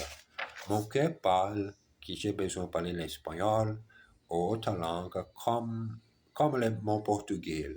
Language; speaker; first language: French; non-native, learner; German